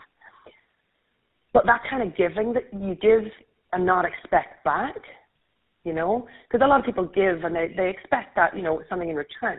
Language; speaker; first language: English; native; English